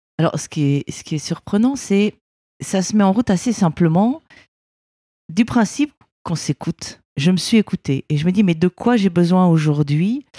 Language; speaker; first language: French; native; French